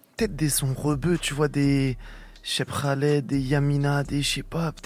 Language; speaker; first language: French; native; French